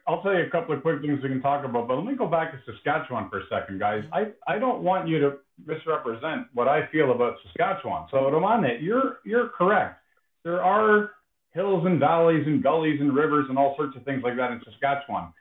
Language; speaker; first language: English; early bilingual, other home language; Ukrainian